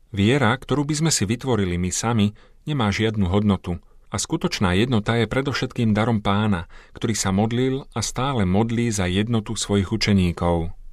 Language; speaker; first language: Slovak; native; Slovak